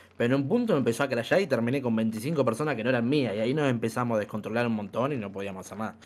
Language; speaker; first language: Spanish; native; Spanish